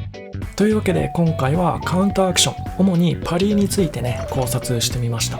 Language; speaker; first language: Japanese; native; Japanese